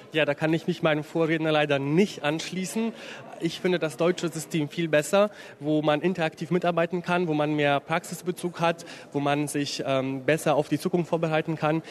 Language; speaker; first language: German; early bilingual, heritage; Polish